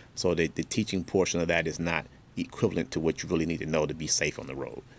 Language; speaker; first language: English; native; English